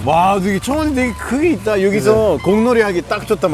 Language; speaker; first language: Korean; non-native, fluent; Spanish